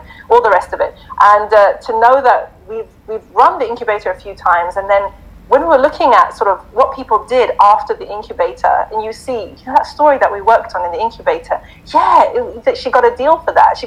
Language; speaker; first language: English; native; English